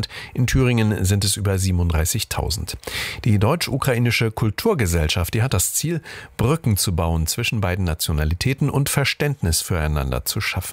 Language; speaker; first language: German; native; German